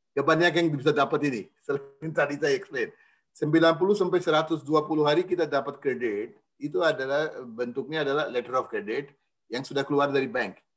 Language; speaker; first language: Indonesian; non-native, fluent; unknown